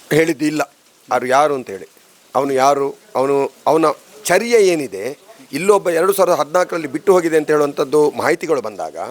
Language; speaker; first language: Kannada; native; Kannada